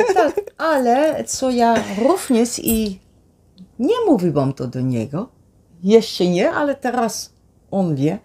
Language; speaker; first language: Polish; non-native, learner; Dutch